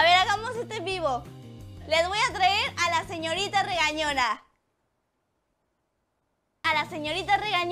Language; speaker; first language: Spanish; native; Spanish